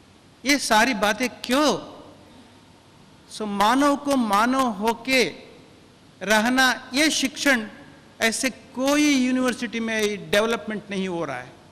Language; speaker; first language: Hindi; non-native, local second language; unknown